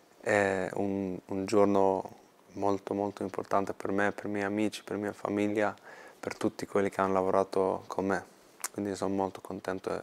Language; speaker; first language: Italian; non-native, fluent; Swedish